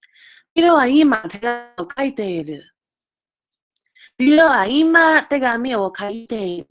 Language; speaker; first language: Japanese; non-native, fluent; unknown